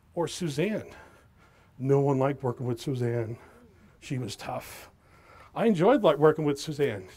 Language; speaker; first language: English; native; English